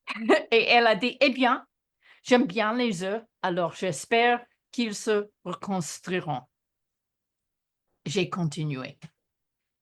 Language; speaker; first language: French; non-native, fluent; English